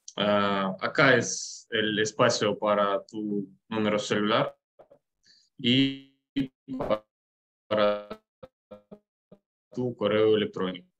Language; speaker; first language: Spanish; non-native, learner; Russian